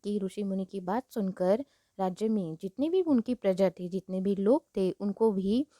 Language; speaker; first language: Hindi; non-native, local second language; Marathi